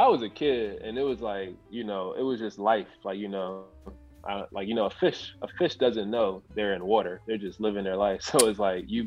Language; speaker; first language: English; native; English